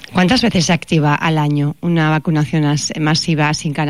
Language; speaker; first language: Spanish; native; Spanish